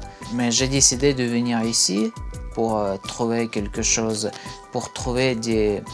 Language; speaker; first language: French; non-native, fluent; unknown